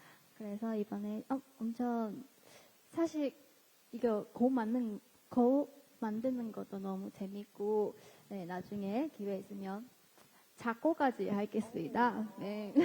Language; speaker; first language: Korean; non-native, fluent; Chinese